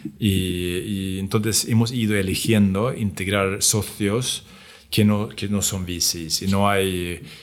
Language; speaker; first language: Spanish; non-native, fluent; Swedish